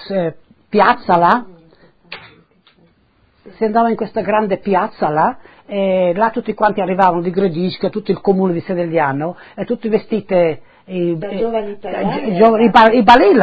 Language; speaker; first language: Italian; non-native, local second language; Friulian